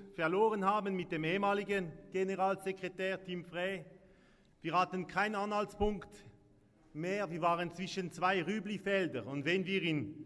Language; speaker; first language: German; non-native, local second language; French